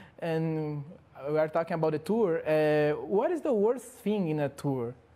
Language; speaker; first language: English; non-native, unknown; Portuguese